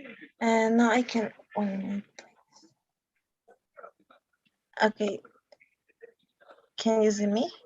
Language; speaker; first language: English; non-native, learner; Spanish